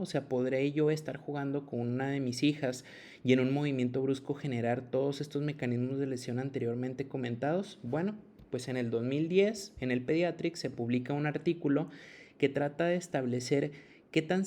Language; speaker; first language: Spanish; native; Spanish